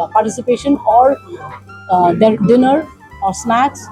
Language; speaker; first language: English; non-native, local second language; Bangla